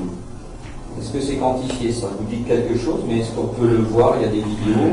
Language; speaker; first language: French; native; French